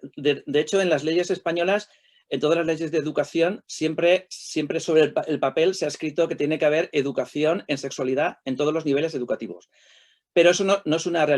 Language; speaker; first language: Spanish; native; Spanish